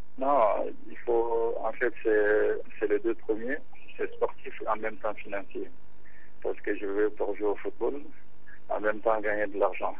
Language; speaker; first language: French; non-native, local second language; Bambara